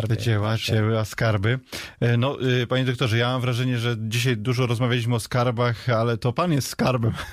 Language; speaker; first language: Polish; native; Polish